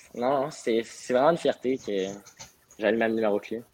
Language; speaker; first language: French; native; French